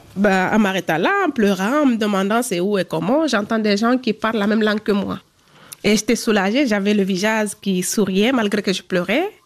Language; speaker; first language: French; non-native, local second language; Fula